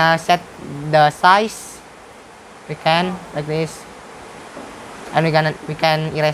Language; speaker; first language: English; non-native, learner; Indonesian